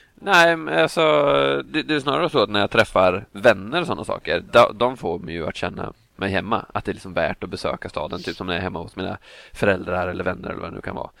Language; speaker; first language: Swedish; native; Swedish